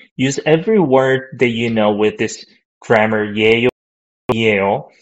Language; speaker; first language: English; non-native, fluent; Korean